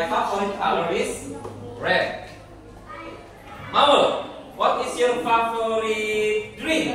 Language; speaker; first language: English; non-native, fluent; Indonesian